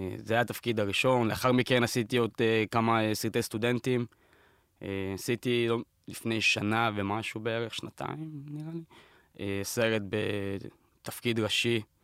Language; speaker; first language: Hebrew; native; Hebrew